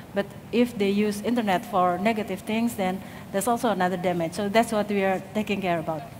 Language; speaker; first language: English; non-native, fluent; Indonesian